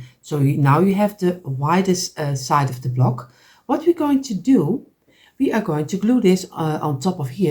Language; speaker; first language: English; non-native, fluent; Dutch